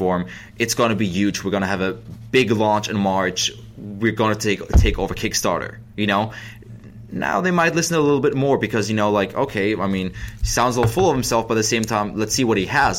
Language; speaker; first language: English; non-native, fluent; German